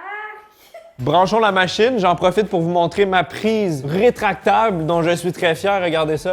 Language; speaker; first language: French; native; French